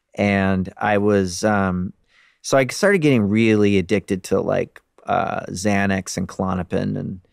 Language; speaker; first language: English; native; English